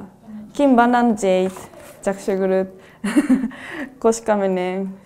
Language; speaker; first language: Kyrgyz; non-native, fluent; Japanese